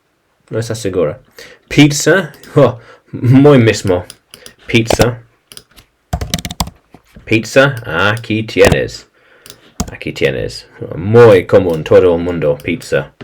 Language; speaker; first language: Spanish; non-native, learner; English